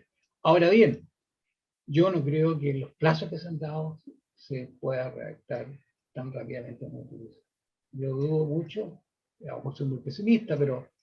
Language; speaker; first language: Spanish; native; Spanish